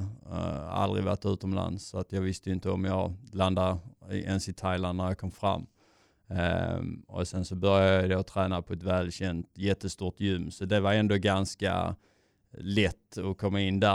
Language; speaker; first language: Swedish; native; Swedish